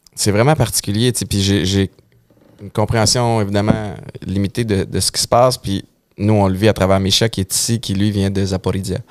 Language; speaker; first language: French; native; French